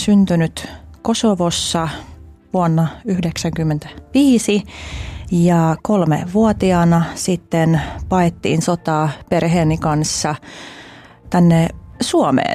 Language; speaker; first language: Finnish; early bilingual, other home language; Albanian